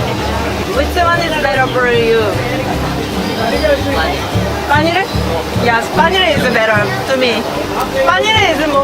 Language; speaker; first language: English; non-native, learner; Korean